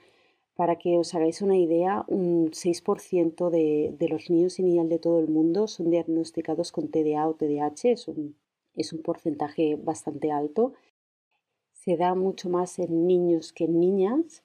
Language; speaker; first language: Spanish; native; Spanish